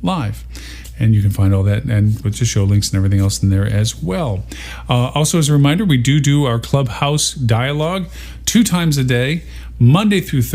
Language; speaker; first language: English; native; English